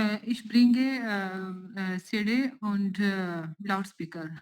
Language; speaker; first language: German; non-native, learner; Urdu